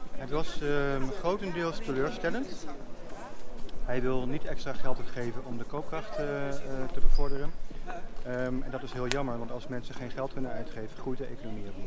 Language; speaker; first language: Dutch; native; Dutch